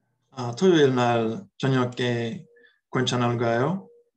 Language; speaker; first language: Korean; non-native, learner; English